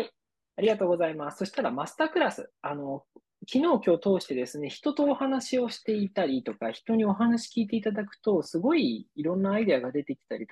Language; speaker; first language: Japanese; native; Japanese